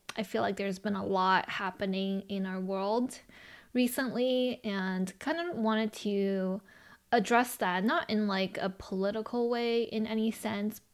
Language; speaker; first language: English; early bilingual, other home language; Chinese